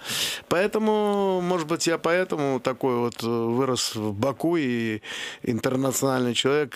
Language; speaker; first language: Russian; non-native, local second language; Azerbaijani